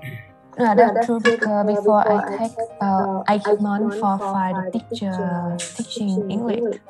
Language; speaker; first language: English; non-native, learner; Vietnamese